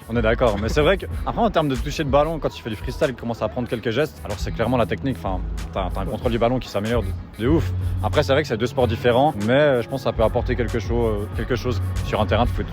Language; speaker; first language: French; native; French